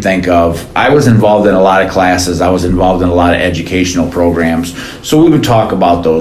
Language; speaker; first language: English; native; English